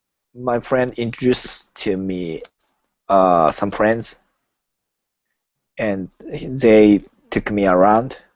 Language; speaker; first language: English; non-native, learner; Japanese